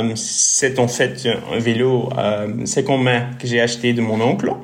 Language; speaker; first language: French; non-native, fluent; Dutch